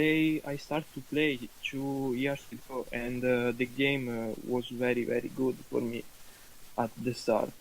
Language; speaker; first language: English; non-native, learner; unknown